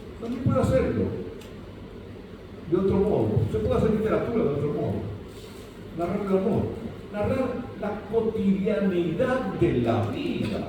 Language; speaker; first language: Spanish; native; Spanish